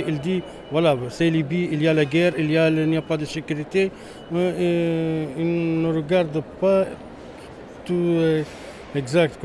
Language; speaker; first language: French; non-native, learner; Arabic